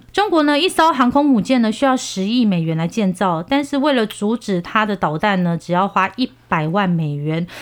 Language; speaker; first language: Chinese; non-native, fluent; Korean